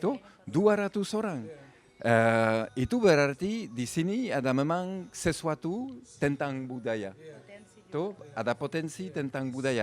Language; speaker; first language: Indonesian; non-native, fluent; French